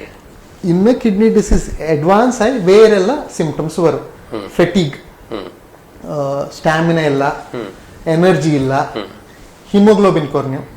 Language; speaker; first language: Malayalam; non-native, learner; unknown